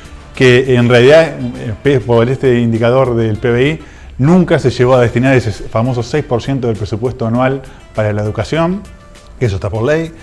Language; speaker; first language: Spanish; native; Spanish